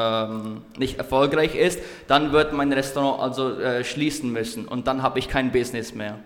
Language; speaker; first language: German; non-native, learner; Czech